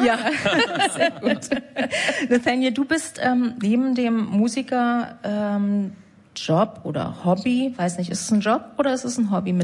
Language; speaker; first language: German; native; German